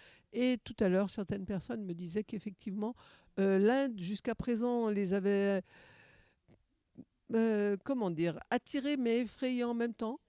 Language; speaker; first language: French; native; French